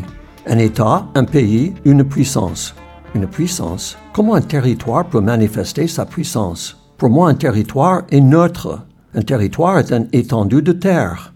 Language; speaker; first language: French; non-native, fluent; English